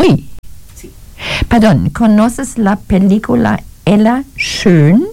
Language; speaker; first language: Spanish; non-native, learner; German